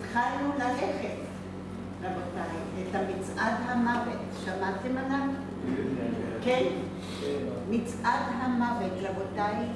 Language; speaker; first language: Hebrew; non-native, fluent; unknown